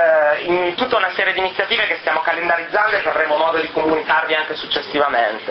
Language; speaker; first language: Italian; native; Italian